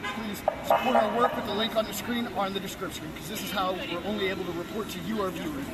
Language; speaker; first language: English; native; English